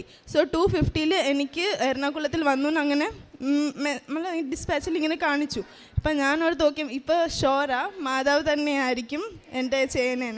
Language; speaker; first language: Malayalam; early bilingual, heritage; Malayalam